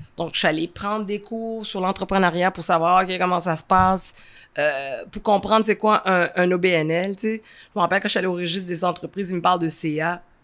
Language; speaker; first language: French; native; French